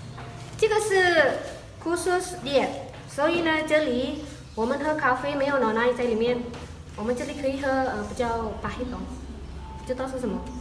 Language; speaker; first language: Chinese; non-native, learner; Indonesian